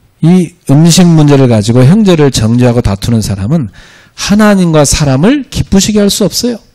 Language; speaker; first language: Korean; native; Korean